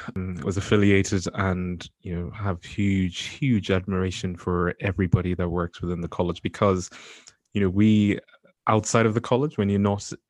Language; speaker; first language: English; non-native, local second language; Yoruba